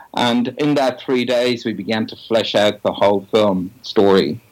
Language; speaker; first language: English; native; English